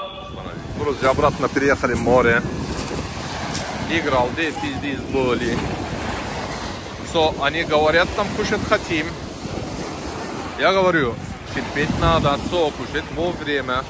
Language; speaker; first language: Russian; non-native, learner; Turkish